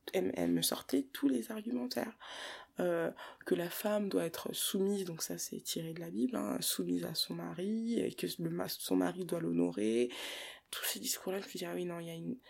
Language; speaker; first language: French; early bilingual, other home language; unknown